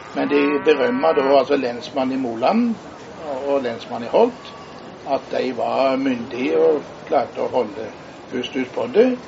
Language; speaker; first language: Norwegian; native; Norwegian